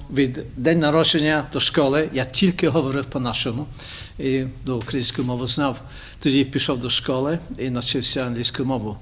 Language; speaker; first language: Ukrainian; early bilingual, heritage; Ukrainian